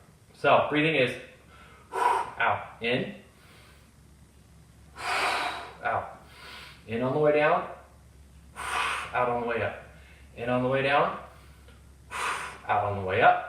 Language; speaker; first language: English; native; English